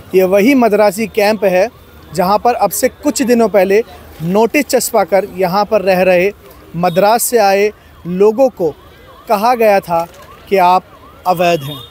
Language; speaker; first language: Hindi; native; Hindi